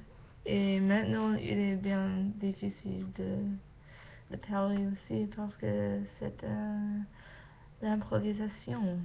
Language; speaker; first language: French; non-native, learner; English